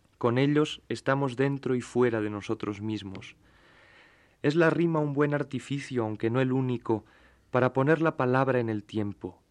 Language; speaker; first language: Spanish; native; Spanish